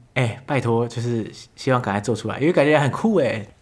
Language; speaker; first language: Chinese; native; Chinese